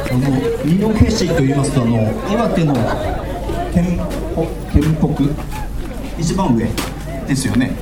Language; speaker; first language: Japanese; native; Japanese